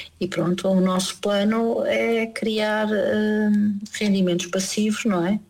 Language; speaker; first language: Portuguese; native; Portuguese